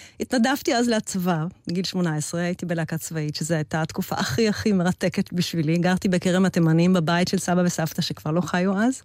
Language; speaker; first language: Hebrew; early bilingual, heritage; Hebrew